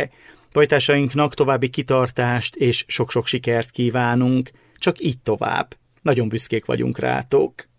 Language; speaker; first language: Hungarian; native; Hungarian